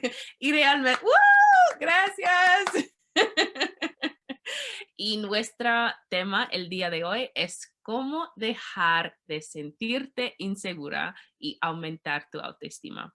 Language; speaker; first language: Spanish; non-native, learner; English